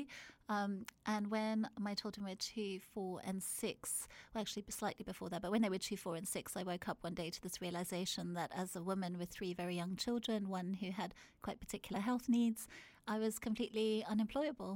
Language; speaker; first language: English; native; English